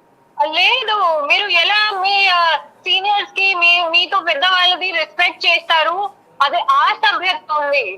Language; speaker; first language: Telugu; non-native, learner; Hindi